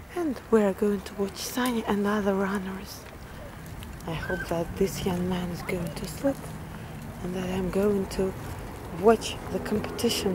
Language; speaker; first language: English; non-native, fluent; Russian